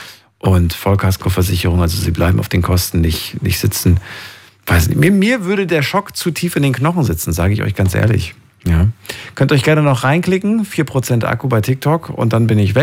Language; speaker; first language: German; native; German